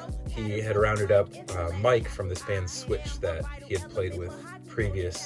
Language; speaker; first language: English; native; English